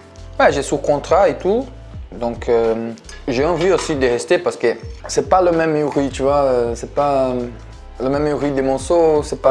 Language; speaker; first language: French; non-native, learner; Portuguese